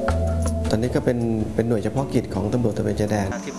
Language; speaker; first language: Thai; native; Thai